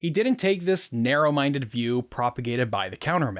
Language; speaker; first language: English; native; English